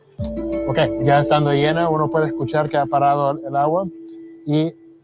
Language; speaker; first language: Spanish; early bilingual, heritage; Spanish